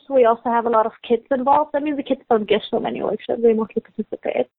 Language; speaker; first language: English; non-native, fluent; German